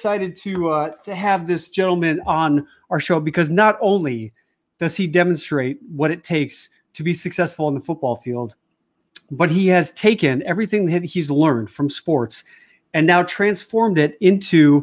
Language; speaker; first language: English; native; English